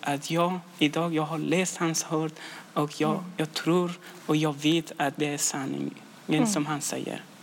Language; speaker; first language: Swedish; non-native, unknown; Persian